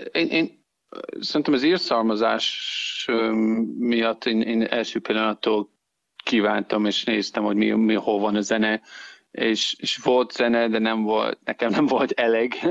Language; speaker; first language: Hungarian; non-native, fluent; English